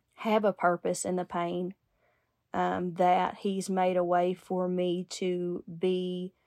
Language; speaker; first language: English; native; English